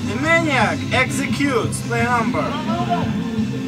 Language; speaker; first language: English; non-native, fluent; Russian